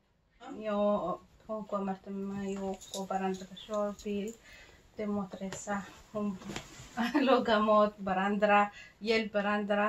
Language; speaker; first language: Swedish; non-native, learner; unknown